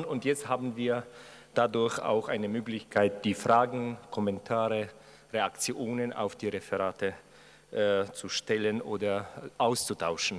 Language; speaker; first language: German; non-native, fluent; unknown